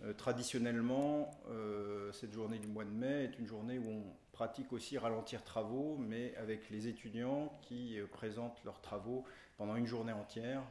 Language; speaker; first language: French; native; French